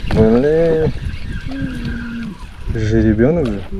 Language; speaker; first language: Russian; non-native, local second language; Uzbek